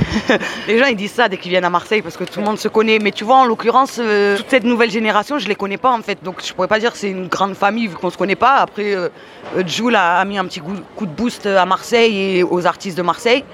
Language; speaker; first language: French; native; French